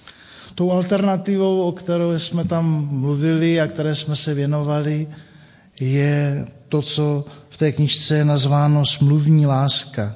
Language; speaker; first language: Czech; native; Czech